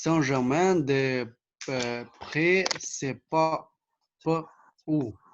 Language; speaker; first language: French; non-native, learner; Albanian